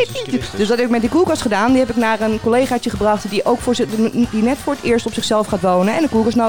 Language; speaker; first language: Dutch; native; Dutch